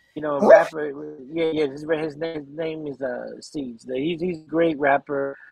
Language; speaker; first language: English; native; English